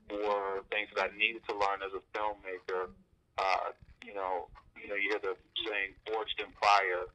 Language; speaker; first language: English; native; English